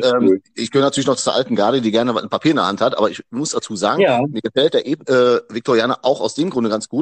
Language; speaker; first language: German; native; German